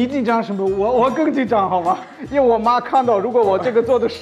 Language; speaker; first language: Chinese; non-native, fluent; German